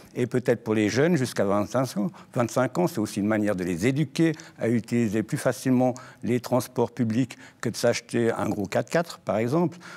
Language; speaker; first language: French; native; French